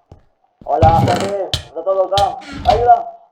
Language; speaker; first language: Spanish; native; Spanish